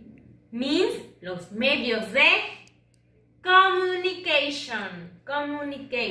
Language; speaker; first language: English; non-native, learner; Spanish